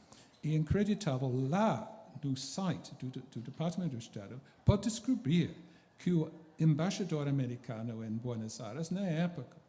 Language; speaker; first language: Portuguese; non-native, fluent; English